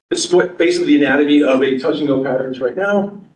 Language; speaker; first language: English; native; English